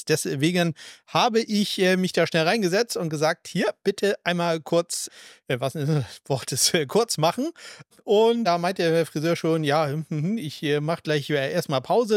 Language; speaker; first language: German; native; German